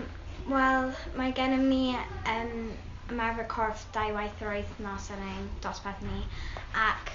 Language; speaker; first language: Welsh; non-native, local second language; English